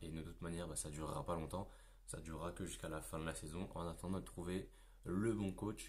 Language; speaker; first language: French; native; French